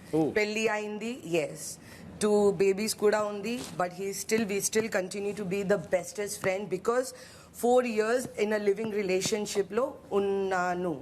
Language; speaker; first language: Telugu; non-native, fluent; Hindi